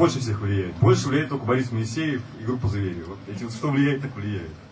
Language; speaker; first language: Russian; native; Russian